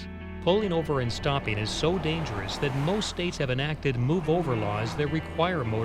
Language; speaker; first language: English; native; English